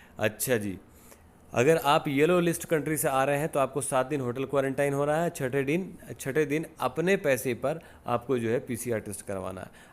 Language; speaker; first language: Hindi; native; Hindi